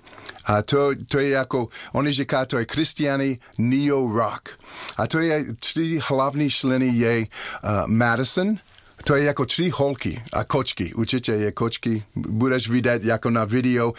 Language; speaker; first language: Czech; non-native, learner; English